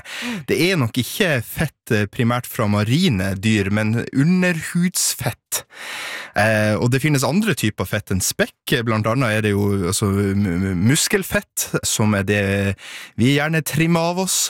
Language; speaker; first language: Norwegian; native; Norwegian